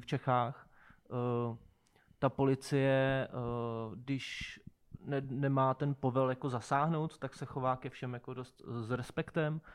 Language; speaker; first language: Czech; native; Czech